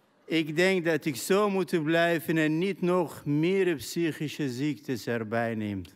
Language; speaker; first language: Dutch; non-native, fluent; Arabic